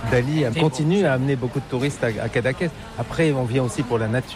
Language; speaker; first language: French; native; French